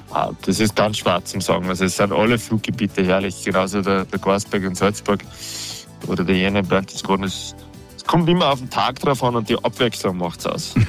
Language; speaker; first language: German; native; German